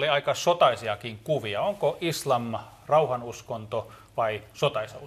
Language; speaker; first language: Finnish; native; Finnish